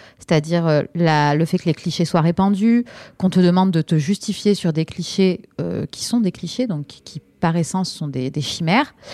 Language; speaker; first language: French; native; French